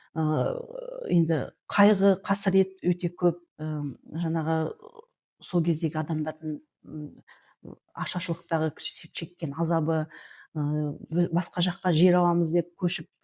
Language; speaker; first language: Kazakh; native; Kazakh